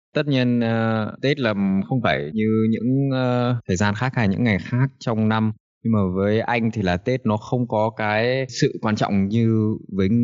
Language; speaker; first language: Vietnamese; early bilingual, heritage; Vietnamese